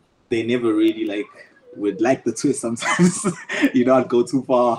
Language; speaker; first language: English; non-native, local second language; Zulu